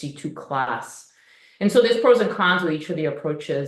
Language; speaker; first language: English; native; English